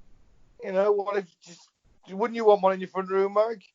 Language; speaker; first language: English; native; English